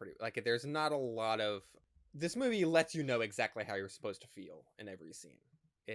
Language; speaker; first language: English; native; English